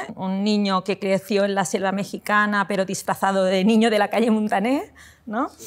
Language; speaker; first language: Spanish; non-native, local second language; Catalan